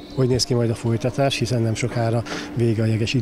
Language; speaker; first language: Hungarian; native; Hungarian